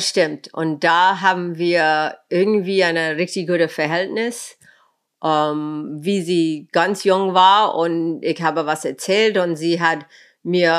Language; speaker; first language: German; non-native, fluent; English